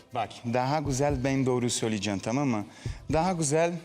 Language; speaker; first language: Turkish; non-native, learner; Portuguese